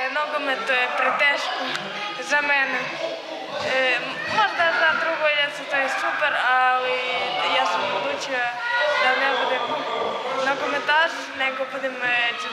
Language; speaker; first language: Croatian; non-native, learner; Ukrainian